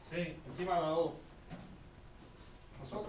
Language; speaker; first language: Spanish; non-native, fluent; English